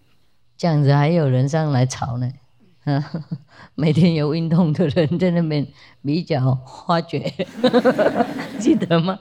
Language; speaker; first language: Chinese; non-native, fluent; Vietnamese